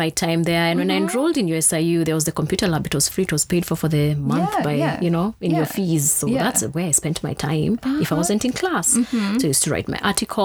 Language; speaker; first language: English; non-native, local second language; Kikuyu